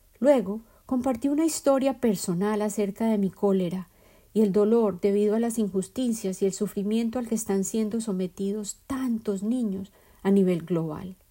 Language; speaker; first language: Spanish; native; Spanish